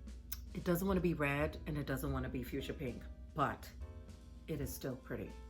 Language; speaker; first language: English; native; English